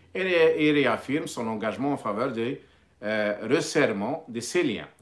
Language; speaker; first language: French; non-native, local second language; Arabic